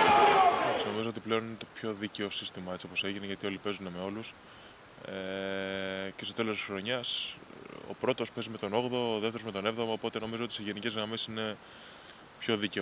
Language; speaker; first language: Greek; native; Greek